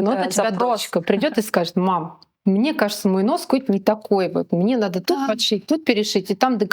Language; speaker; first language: Russian; native; Russian